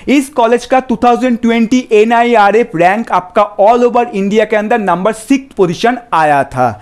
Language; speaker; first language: Hindi; non-native, local second language; Bangla